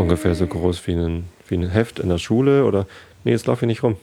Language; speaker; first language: German; native; German